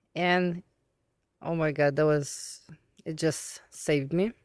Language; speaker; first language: English; non-native, fluent; Russian